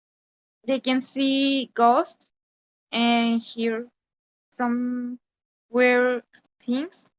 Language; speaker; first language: English; non-native, learner; Spanish